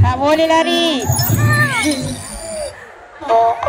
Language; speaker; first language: Malay; native; Malay